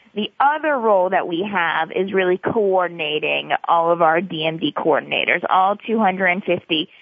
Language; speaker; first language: English; native; English